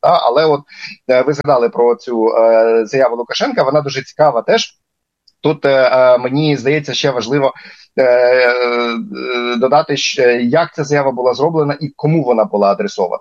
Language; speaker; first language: Ukrainian; native; Ukrainian